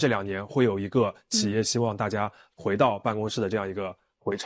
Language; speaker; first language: Chinese; native; Chinese